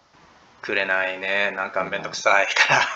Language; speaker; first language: Japanese; non-native, learner; English